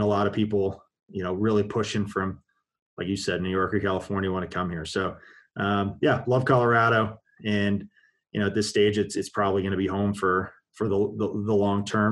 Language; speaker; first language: English; native; English